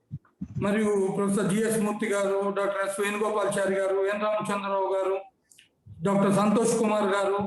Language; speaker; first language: Telugu; native; Telugu